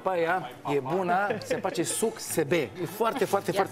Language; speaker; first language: Romanian; non-native, learner; Hebrew